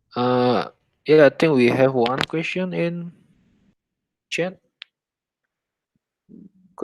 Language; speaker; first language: English; non-native, learner; Indonesian